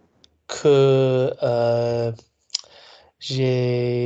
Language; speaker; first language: French; non-native, learner; English